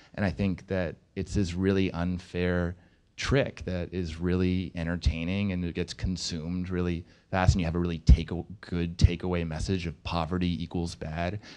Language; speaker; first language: English; native; English